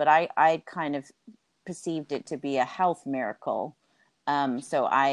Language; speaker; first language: English; native; English